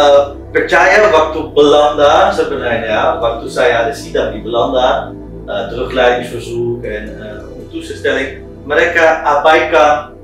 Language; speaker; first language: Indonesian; non-native, fluent; Dutch